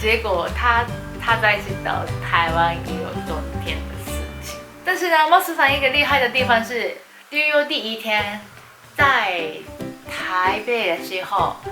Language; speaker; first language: Chinese; non-native, fluent; Japanese